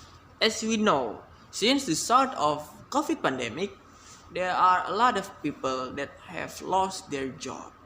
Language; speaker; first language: English; non-native, learner; Indonesian